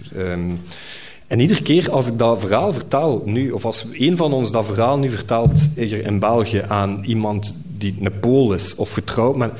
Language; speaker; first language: Dutch; native; Dutch